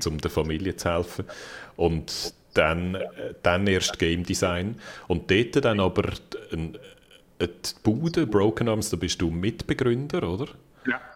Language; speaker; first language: German; native; German